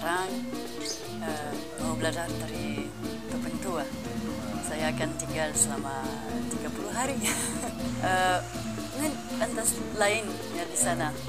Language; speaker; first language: Indonesian; non-native, learner; French